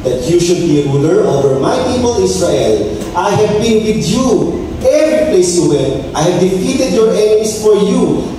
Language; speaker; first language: English; non-native, local second language; Filipino